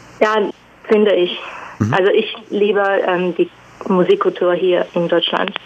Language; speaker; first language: German; non-native, fluent; Chinese